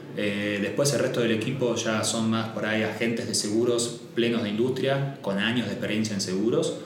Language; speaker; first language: Spanish; native; Spanish